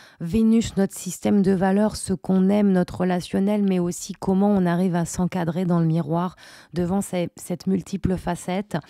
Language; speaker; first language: French; native; French